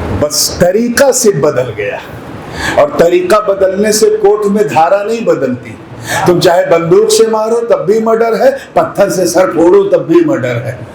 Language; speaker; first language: Urdu; native; Urdu